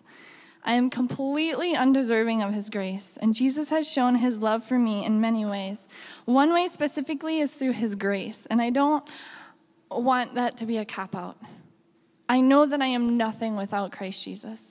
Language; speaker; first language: English; native; English